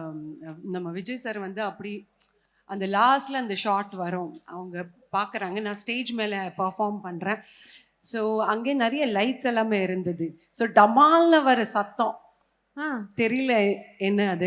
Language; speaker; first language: Tamil; non-native, fluent; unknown